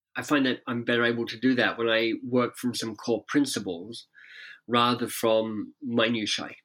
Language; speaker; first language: English; native; English